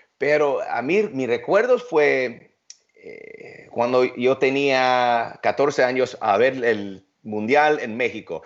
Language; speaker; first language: Spanish; early bilingual, heritage; Spanish